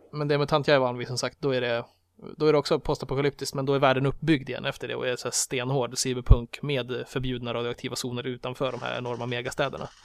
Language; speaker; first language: Swedish; native; Swedish